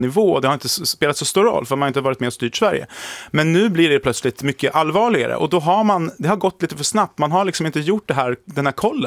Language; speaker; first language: Swedish; native; Swedish